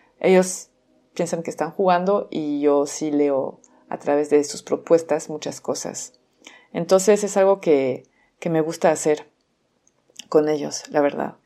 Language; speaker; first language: Spanish; non-native, fluent; French